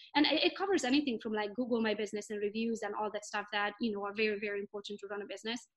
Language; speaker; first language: English; non-native, fluent; Romanian